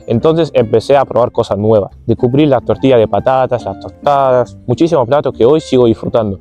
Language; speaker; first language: Spanish; non-native, fluent; Ukrainian